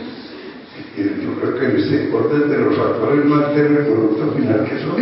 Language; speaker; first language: Spanish; native; Spanish